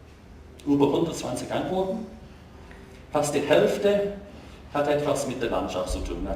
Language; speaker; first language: German; non-native, fluent; English